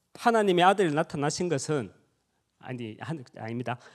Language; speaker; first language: Korean; native; Korean